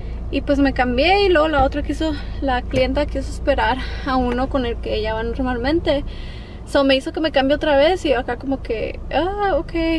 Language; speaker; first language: Spanish; early bilingual, heritage; Spanish